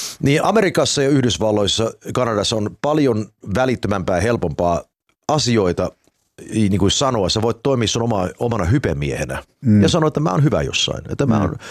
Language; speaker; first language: Finnish; early bilingual, heritage; Finnish